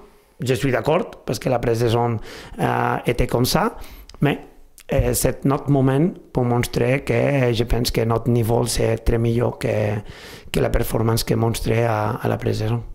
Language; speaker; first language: French; non-native, fluent; Spanish